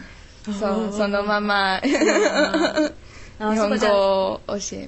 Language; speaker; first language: Japanese; non-native, fluent; Chinese